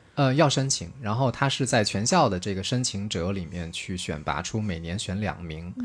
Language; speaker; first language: Chinese; native; Chinese